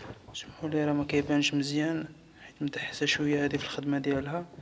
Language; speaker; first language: Arabic; native; Arabic